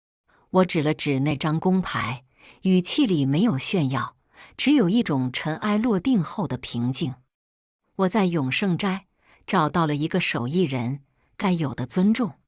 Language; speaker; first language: Chinese; native; Chinese